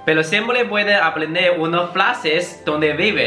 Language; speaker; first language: Spanish; non-native, learner; Chinese